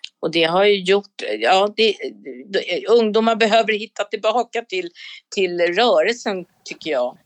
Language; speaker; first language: Swedish; native; Swedish